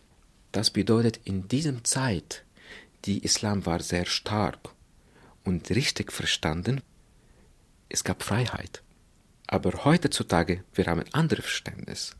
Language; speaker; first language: German; non-native, fluent; Arabic